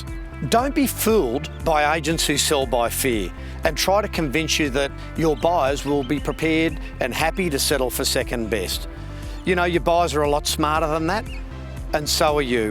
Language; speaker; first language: English; native; English